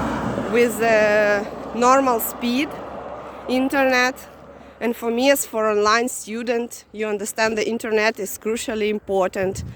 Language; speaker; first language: English; non-native, fluent; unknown